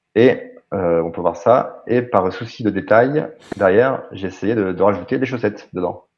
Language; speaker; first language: French; native; French